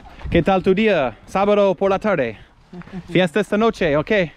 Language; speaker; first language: Spanish; non-native, fluent; English